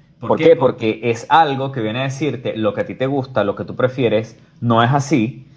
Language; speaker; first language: Spanish; native; Spanish